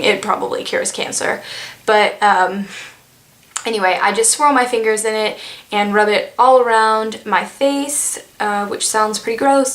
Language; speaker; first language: English; native; English